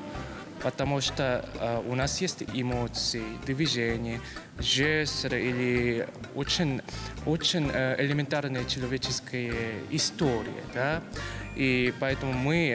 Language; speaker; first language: Russian; non-native, fluent; Korean